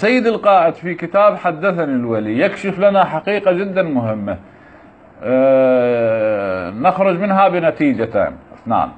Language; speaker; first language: Arabic; native; Arabic